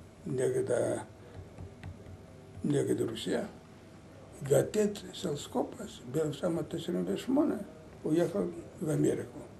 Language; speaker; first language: Hebrew; non-native, learner; Lithuanian